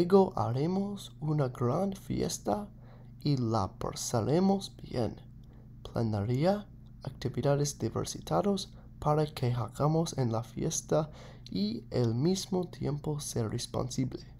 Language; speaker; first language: Spanish; non-native, learner; English